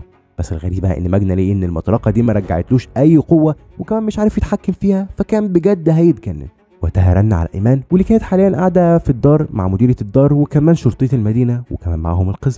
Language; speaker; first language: Arabic; native; Arabic